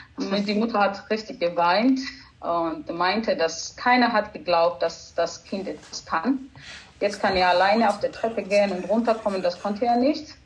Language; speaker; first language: German; non-native, fluent; Georgian